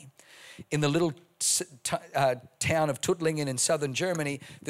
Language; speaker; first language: English; non-native, local second language; German